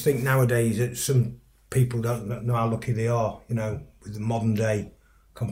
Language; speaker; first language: English; native; English